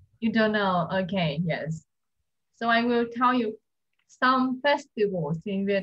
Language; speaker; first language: English; non-native, fluent; Vietnamese